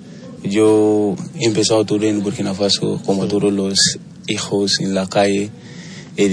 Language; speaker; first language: Spanish; non-native, learner; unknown